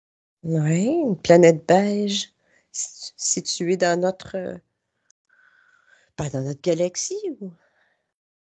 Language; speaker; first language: French; native; French